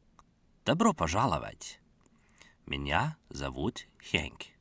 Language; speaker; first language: Russian; non-native, fluent; Dutch